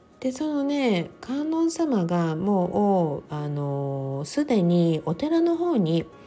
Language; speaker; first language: Japanese; native; Japanese